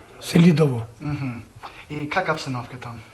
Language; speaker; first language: Russian; non-native, learner; English